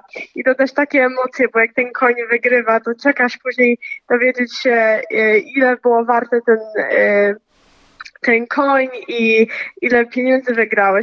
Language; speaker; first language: Polish; early bilingual, heritage; Polish